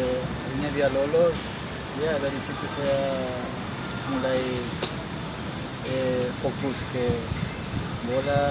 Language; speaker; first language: Indonesian; non-native, fluent; Spanish